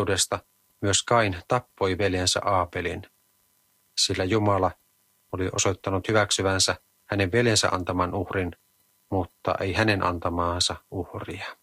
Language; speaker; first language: Finnish; native; Finnish